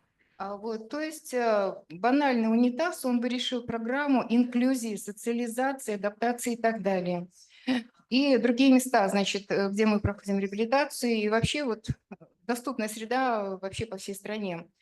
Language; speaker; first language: Russian; native; Russian